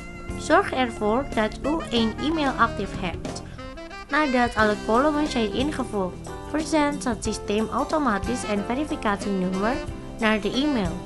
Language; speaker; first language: Dutch; non-native, fluent; Indonesian